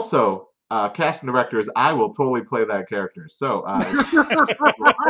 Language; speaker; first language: English; native; English